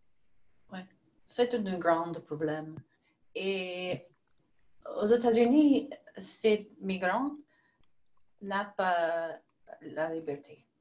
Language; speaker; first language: French; non-native, learner; English